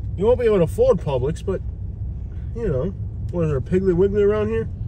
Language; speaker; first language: English; native; English